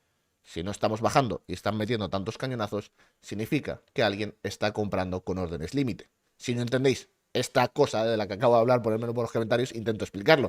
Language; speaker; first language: Spanish; native; Spanish